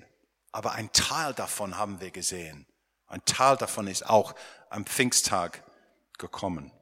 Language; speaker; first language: German; non-native, fluent; English